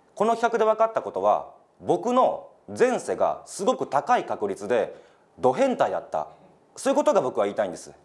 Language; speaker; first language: Japanese; native; Japanese